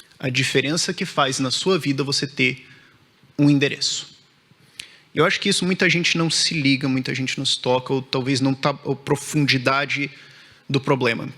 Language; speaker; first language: Portuguese; native; Portuguese